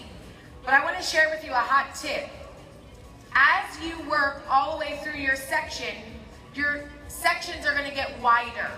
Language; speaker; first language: English; native; English